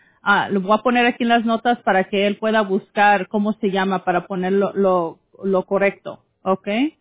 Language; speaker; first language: Spanish; early bilingual, heritage; Spanish